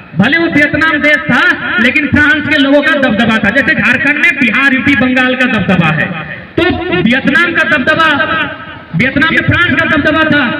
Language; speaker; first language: Hindi; non-native, local second language; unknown